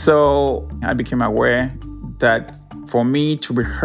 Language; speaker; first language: English; non-native, local second language; Ewe